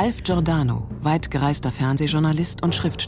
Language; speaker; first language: German; native; German